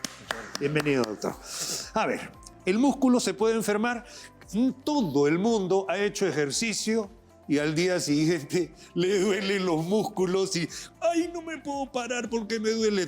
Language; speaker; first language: Spanish; native; Spanish